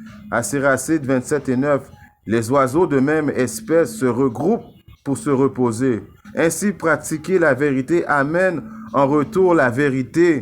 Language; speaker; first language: French; native; French